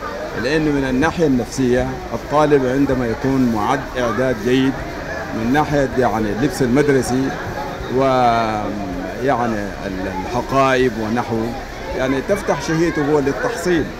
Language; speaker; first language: Arabic; native; Arabic